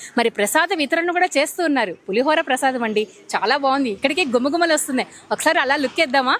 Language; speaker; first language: Telugu; native; Telugu